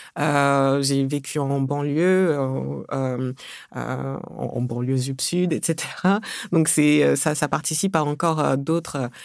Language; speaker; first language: French; early bilingual, other home language; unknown